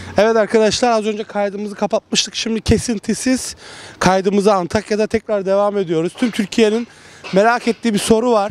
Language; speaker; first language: Turkish; native; Turkish